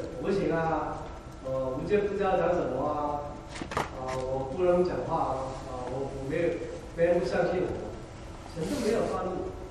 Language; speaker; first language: Chinese; non-native, local second language; Cantonese